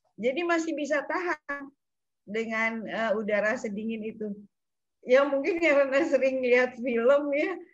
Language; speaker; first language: Indonesian; native; Indonesian